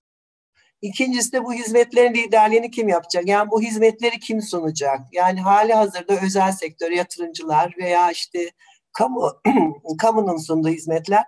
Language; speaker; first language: Turkish; native; Turkish